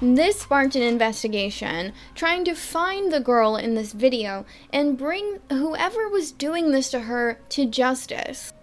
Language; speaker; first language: English; native; English